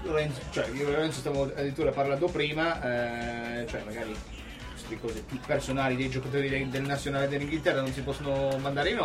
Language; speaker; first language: Italian; non-native, fluent; English